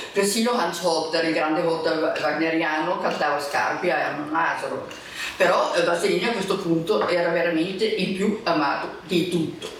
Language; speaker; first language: Italian; non-native, fluent; German